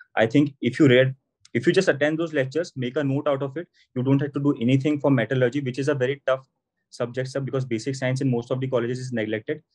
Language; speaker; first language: English; non-native, local second language; Assamese